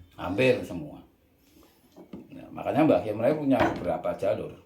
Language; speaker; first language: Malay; non-native, local second language; Javanese